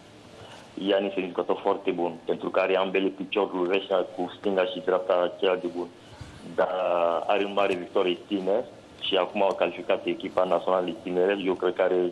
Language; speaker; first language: Romanian; non-native, learner; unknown